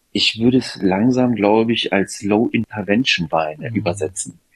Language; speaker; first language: German; native; German